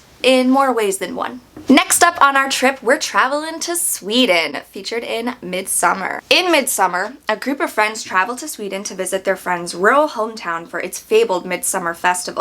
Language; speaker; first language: English; native; English